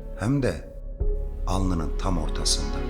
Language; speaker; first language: Turkish; native; Turkish